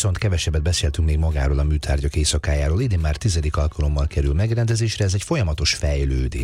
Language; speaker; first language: Hungarian; native; Hungarian